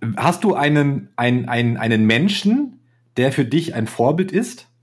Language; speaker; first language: German; native; German